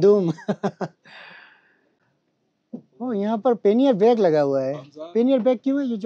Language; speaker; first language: Hindi; non-native, fluent; Bangla